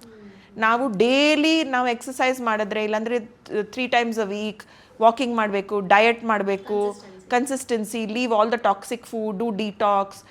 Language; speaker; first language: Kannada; non-native, local second language; Hindi